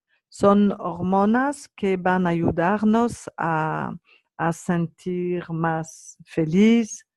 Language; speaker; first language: Spanish; non-native, learner; French